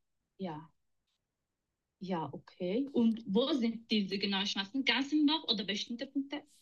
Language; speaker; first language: German; non-native, learner; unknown